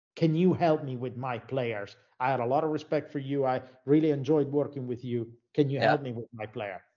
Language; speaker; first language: English; non-native, fluent; Italian